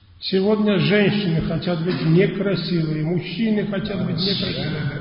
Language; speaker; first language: Russian; non-native, fluent; Polish